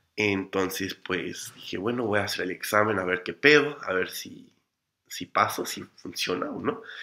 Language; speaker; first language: Spanish; non-native, fluent; English